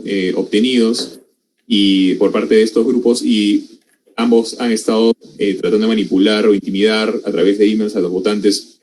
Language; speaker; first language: Spanish; native; Spanish